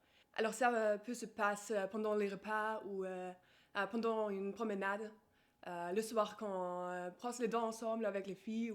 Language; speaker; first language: French; non-native, learner; German